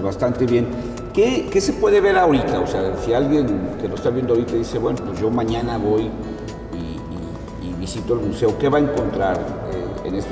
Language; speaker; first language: Spanish; native; Spanish